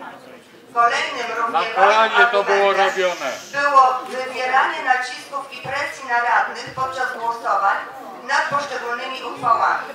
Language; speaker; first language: Polish; native; Polish